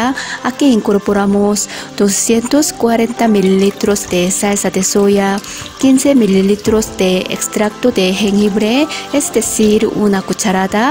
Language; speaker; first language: Spanish; non-native, learner; Korean